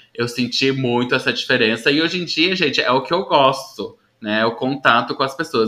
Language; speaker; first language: Portuguese; early bilingual, heritage; Portuguese